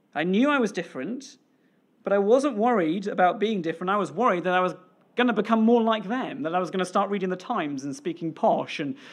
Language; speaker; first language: English; native; English